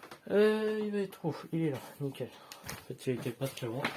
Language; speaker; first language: French; native; French